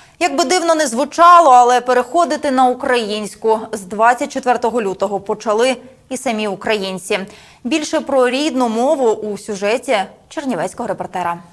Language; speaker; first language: Ukrainian; native; Ukrainian